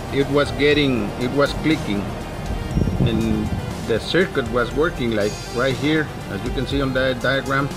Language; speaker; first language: English; non-native, fluent; Spanish